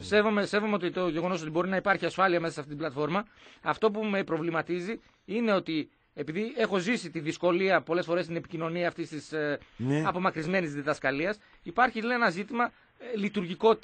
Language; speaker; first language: Greek; native; Greek